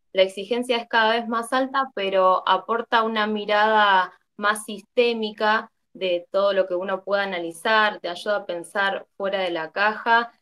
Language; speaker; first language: Spanish; native; Spanish